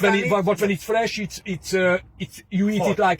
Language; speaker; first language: English; non-native, fluent; Hungarian